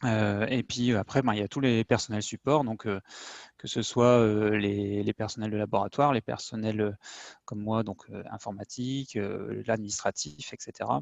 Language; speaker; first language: French; native; French